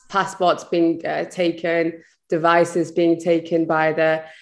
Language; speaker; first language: English; native; English